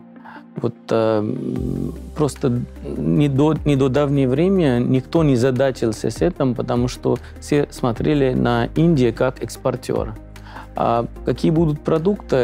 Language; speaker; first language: Russian; non-native, fluent; Punjabi